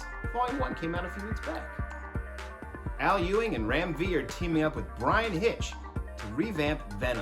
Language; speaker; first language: English; native; English